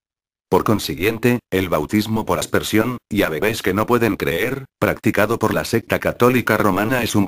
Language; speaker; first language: Spanish; native; Spanish